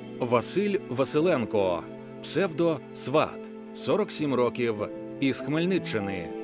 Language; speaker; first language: Ukrainian; native; Ukrainian